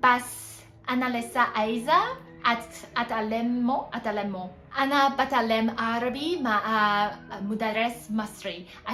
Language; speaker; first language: Arabic; non-native, learner; Chinese